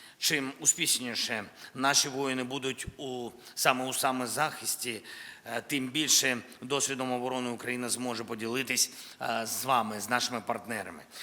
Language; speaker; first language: Ukrainian; non-native, local second language; Russian